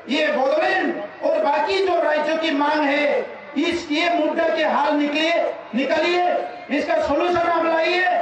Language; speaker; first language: Hindi; non-native, local second language; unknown